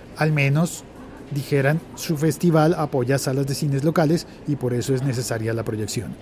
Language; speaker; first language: Spanish; native; Spanish